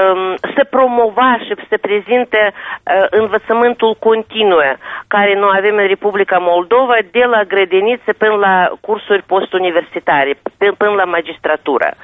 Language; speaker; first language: Romanian; non-native, local second language; Russian